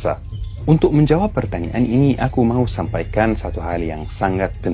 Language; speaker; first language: Indonesian; non-native, fluent; Arabic